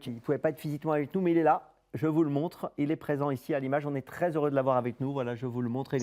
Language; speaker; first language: French; native; French